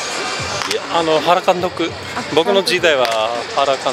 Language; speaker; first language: Japanese; non-native, fluent; English